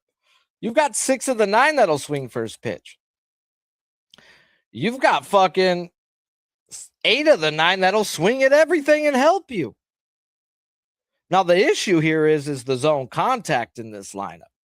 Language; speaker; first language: English; native; English